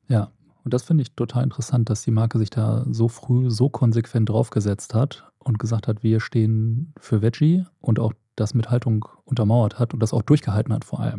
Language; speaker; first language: German; native; German